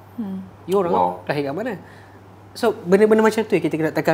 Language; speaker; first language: Malay; native; Malay